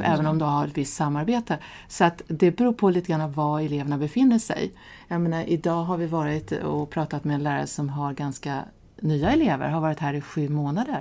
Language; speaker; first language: Swedish; native; Swedish